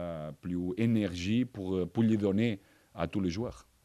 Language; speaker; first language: French; non-native, fluent; Portuguese